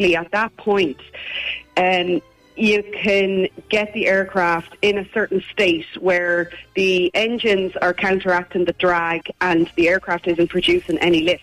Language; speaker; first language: English; native; English